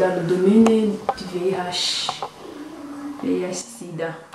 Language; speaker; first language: French; non-native, local second language; Kinyarwanda